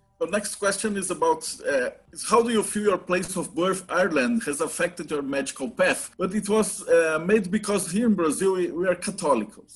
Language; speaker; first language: English; non-native, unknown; Portuguese